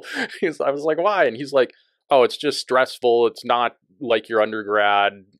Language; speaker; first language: English; native; English